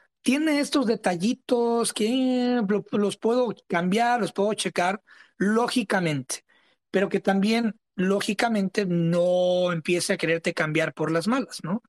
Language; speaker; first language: Spanish; early bilingual, heritage; Spanish